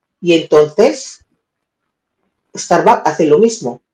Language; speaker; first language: Spanish; non-native, learner; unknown